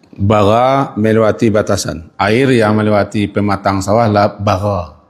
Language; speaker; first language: Malay; non-native, local second language; Minangkabau